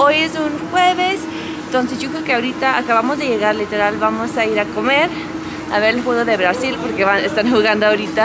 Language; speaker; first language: Spanish; non-native, fluent; English